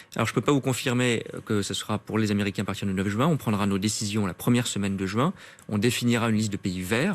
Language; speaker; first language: French; native; French